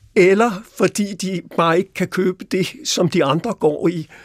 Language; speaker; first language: Danish; native; Danish